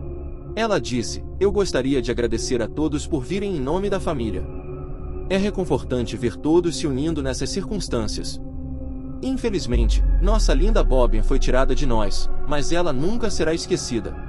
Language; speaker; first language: Portuguese; native; Portuguese